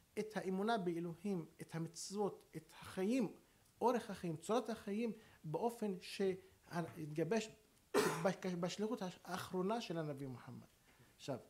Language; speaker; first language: Hebrew; non-native, local second language; Arabic